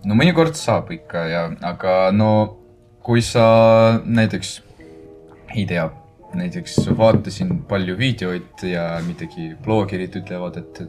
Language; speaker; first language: Estonian; non-native, local second language; Russian